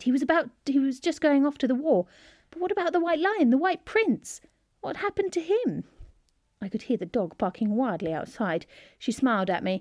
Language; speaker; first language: English; native; English